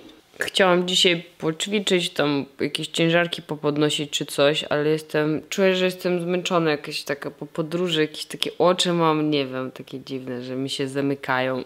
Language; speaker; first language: Polish; non-native, fluent; Russian